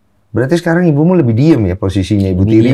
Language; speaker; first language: Indonesian; native; Indonesian